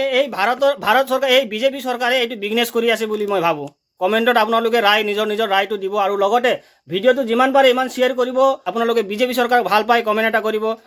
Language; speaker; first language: Assamese; non-native, local second language; Nepali